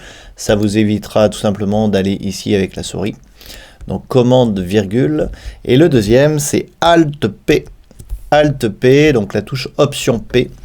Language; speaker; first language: French; native; French